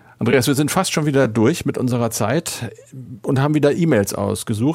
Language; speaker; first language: German; native; German